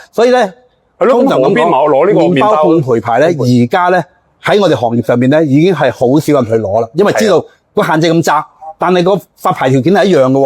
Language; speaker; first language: Cantonese; native; Cantonese